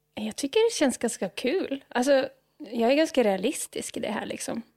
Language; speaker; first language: Swedish; non-native, fluent; Norwegian